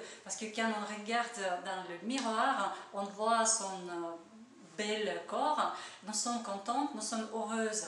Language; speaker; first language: French; non-native, learner; Russian